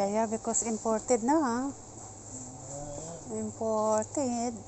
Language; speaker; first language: English; non-native, local second language; Filipino